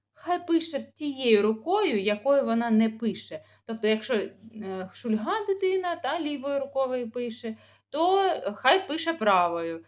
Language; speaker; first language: Ukrainian; non-native, local second language; Russian